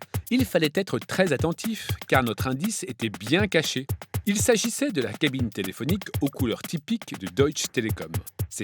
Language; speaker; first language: French; native; French